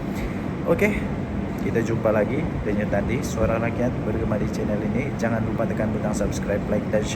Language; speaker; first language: Malay; native; Malay